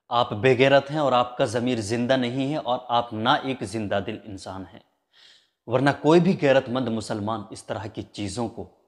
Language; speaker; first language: Hindi; native; Hindi